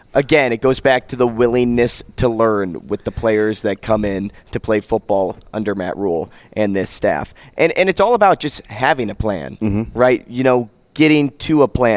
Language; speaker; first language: English; native; English